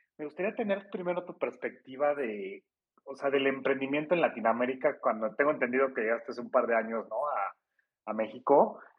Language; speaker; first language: Spanish; native; Spanish